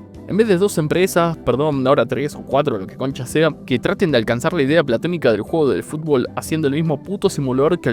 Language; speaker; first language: Spanish; native; Spanish